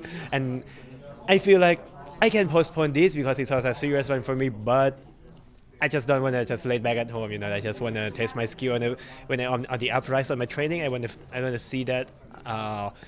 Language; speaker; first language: English; non-native, learner; Thai